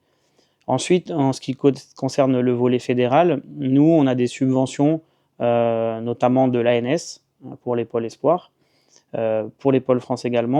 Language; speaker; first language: French; native; French